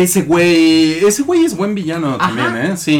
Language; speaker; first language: Spanish; native; Spanish